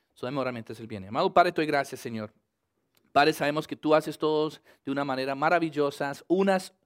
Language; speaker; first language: Spanish; early bilingual, heritage; Spanish